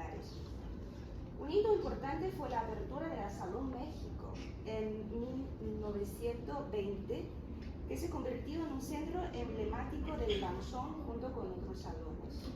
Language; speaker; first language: Spanish; non-native, fluent; Chinese